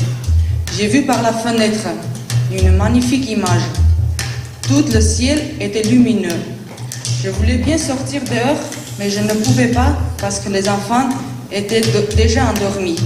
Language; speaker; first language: French; non-native, learner; Armenian